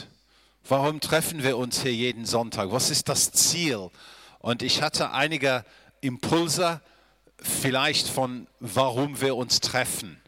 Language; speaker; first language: German; non-native, fluent; English